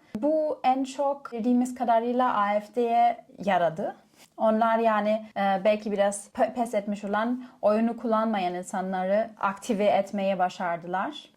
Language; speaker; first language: Turkish; non-native, fluent; German